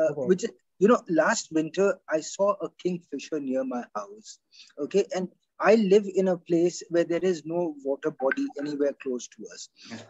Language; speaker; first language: English; non-native, local second language; Hindi